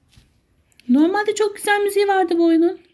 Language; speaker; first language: Turkish; native; Turkish